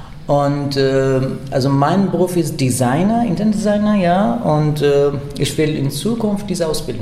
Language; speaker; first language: German; non-native, learner; Persian